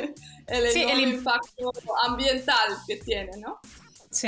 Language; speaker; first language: Spanish; non-native, fluent; Dutch